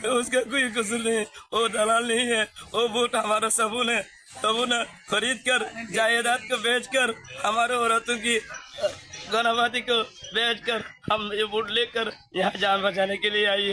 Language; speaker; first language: Hindi; non-native, learner; Rohingya